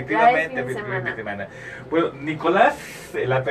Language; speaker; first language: Spanish; native; Spanish